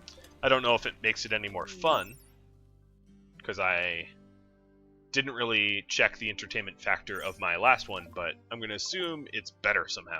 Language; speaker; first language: English; native; English